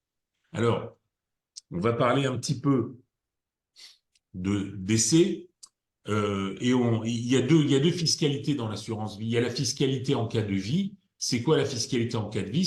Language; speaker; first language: French; native; French